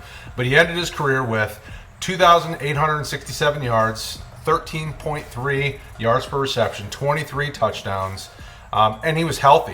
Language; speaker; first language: English; native; English